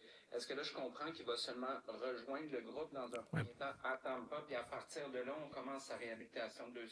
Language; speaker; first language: French; native; French